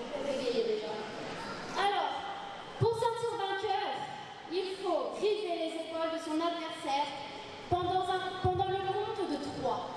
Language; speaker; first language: French; native; French